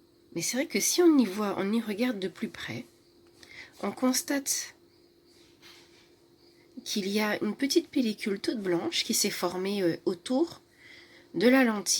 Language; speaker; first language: French; native; French